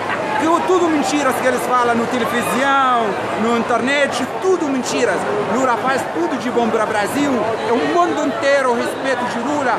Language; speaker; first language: Portuguese; non-native, learner; Arabic